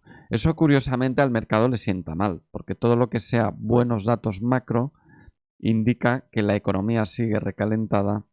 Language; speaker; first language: Spanish; native; Spanish